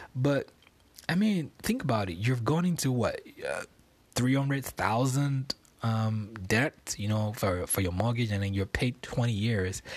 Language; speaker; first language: English; non-native, local second language; Yoruba